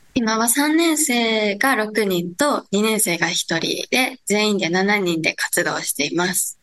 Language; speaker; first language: Japanese; native; Japanese